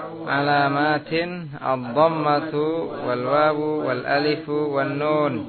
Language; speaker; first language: Arabic; non-native, fluent; Indonesian